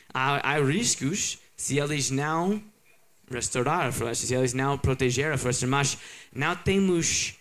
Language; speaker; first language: Portuguese; non-native, learner; English